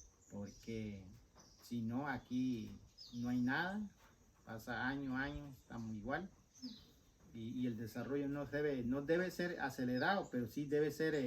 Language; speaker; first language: Spanish; non-native, local second language; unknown